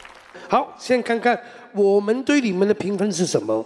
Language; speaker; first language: Chinese; non-native, local second language; Cantonese